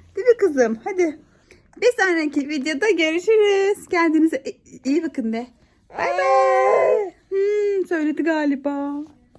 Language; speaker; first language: Turkish; native; Turkish